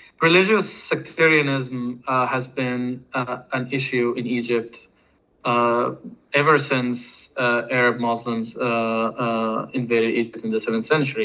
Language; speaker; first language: English; non-native, fluent; Arabic